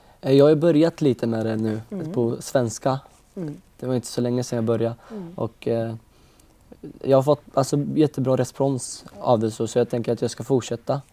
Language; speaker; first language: Swedish; early bilingual, other home language; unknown